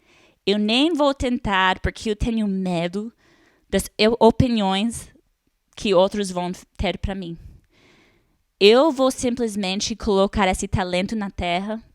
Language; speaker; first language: Portuguese; non-native, fluent; English